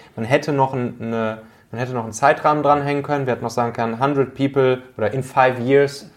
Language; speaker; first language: German; native; German